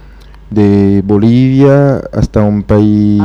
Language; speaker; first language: Spanish; non-native, fluent; Haitian Creole